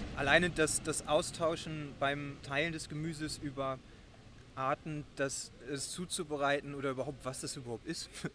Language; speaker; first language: German; native; German